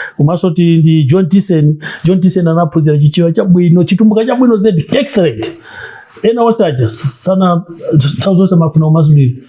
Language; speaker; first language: Nyanja; non-native, local second language; Tumbuka